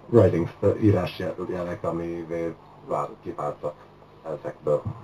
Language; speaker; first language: Hungarian; early bilingual, heritage; Hungarian